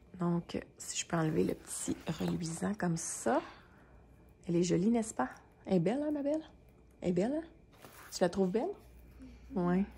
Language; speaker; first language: French; native; French